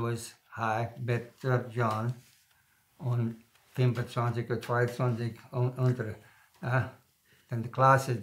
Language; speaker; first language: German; early bilingual, heritage; German